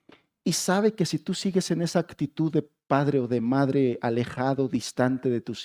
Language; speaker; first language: Spanish; native; Spanish